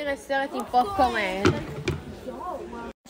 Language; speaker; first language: Hebrew; native; Hebrew